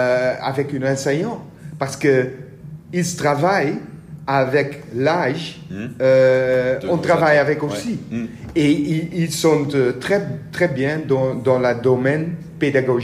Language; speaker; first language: French; non-native, learner; Dutch